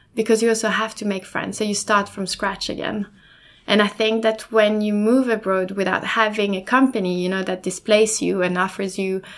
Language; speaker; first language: English; non-native, fluent; German